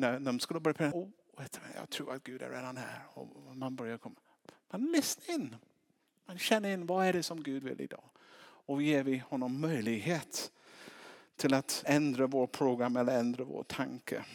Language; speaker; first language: Swedish; non-native, fluent; English